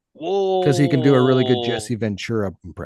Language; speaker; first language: English; native; English